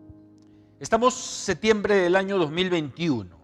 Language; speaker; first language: Spanish; native; Spanish